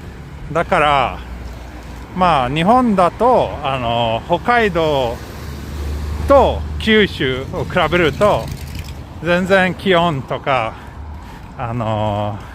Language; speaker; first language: Japanese; non-native, fluent; Swedish